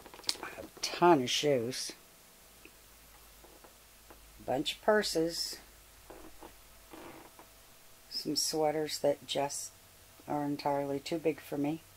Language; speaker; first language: English; native; English